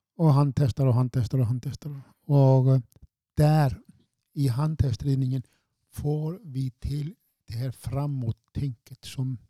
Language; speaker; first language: Swedish; non-native, fluent; Icelandic